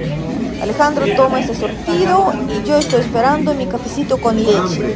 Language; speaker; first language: Spanish; non-native, fluent; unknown